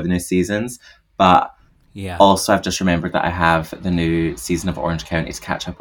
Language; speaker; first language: English; native; English